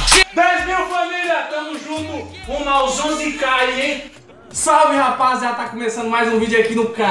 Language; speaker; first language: Portuguese; native; Portuguese